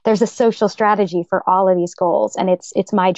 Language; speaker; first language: English; native; English